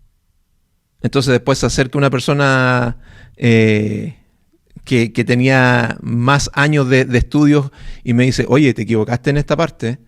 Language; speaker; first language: Spanish; native; Spanish